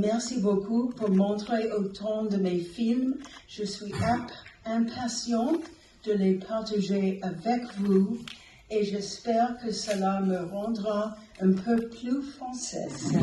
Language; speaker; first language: French; non-native, fluent; English